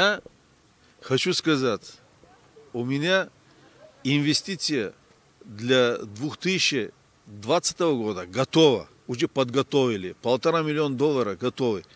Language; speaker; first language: Russian; non-native, learner; Turkish